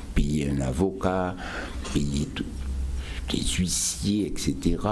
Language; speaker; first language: French; native; French